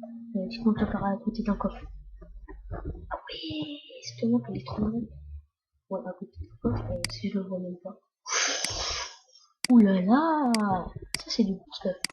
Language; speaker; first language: French; native; French